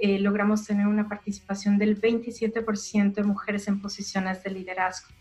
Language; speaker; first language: Spanish; native; Spanish